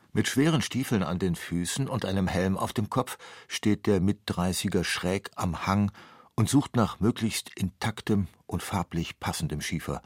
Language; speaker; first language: German; native; German